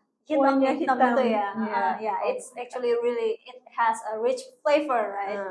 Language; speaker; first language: English; non-native, fluent; Indonesian